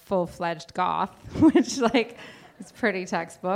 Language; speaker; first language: English; native; English